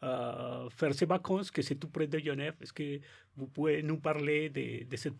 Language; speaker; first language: French; non-native, learner; Spanish